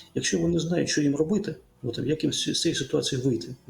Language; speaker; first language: Ukrainian; native; Ukrainian